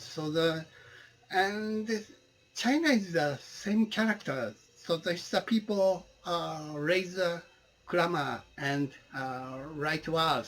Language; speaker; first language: English; non-native, learner; Japanese